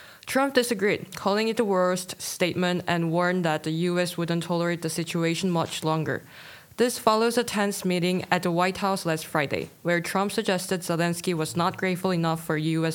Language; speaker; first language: English; non-native, fluent; Korean